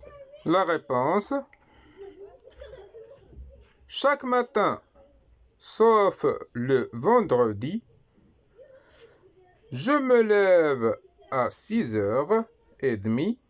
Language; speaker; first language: French; non-native, local second language; Arabic